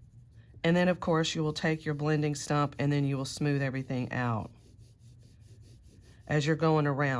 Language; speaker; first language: English; native; English